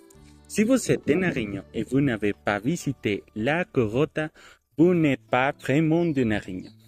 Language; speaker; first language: French; non-native, learner; Spanish